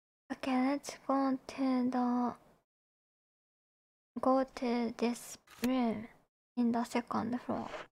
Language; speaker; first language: English; non-native, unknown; Japanese